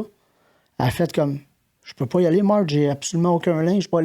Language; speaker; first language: French; native; French